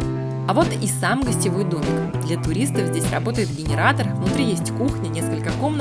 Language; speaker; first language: Russian; native; Russian